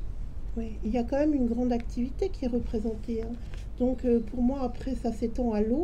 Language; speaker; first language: French; native; French